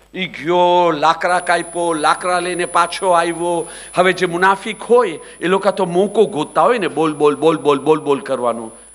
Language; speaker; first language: Gujarati; early bilingual, heritage; Gujarati